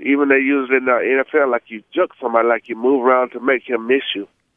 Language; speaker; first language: English; native; English